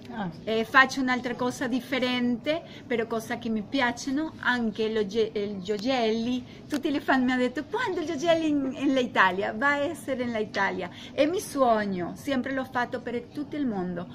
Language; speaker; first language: Italian; non-native, learner; Spanish